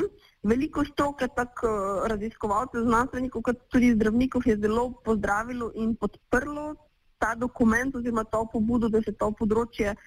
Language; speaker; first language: Slovenian; native; Slovenian